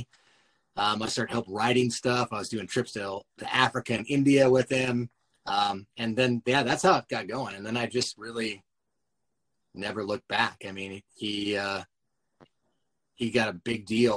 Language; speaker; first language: English; native; English